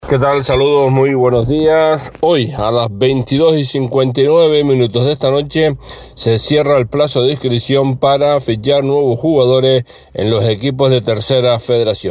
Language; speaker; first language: Spanish; native; Spanish